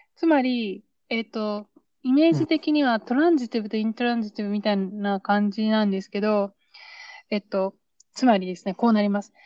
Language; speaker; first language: Japanese; native; Japanese